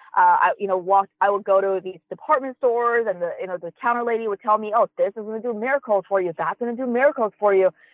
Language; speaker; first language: English; early bilingual, other home language; Chinese